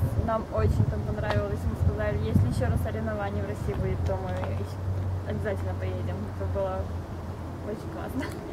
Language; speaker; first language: Russian; early bilingual, other home language; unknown